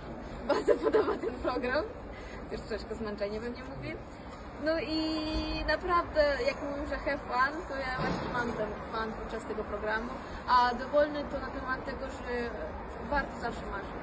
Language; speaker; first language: Polish; non-native, fluent; Russian